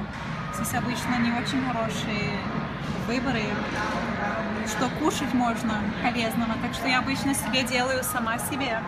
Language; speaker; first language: Russian; early bilingual, heritage; Russian